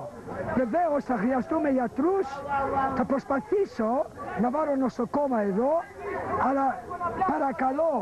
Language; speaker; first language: Greek; early bilingual, heritage; Greek